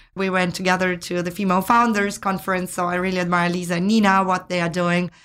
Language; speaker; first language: English; non-native, fluent; Ukrainian